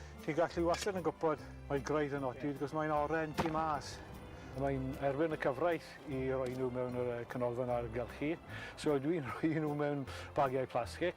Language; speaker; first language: Welsh; non-native, local second language; English